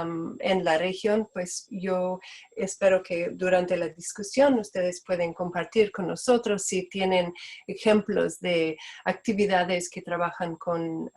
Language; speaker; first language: Spanish; non-native, fluent; Portuguese